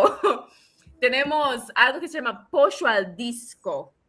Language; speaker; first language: Spanish; non-native, fluent; English